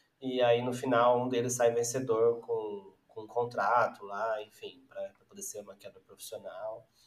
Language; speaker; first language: Portuguese; native; Portuguese